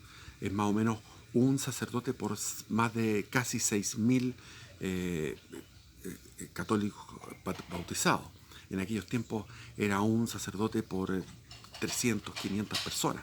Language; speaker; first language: Spanish; native; Spanish